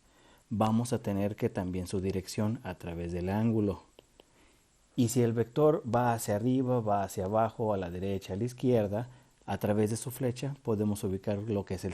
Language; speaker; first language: Spanish; native; Spanish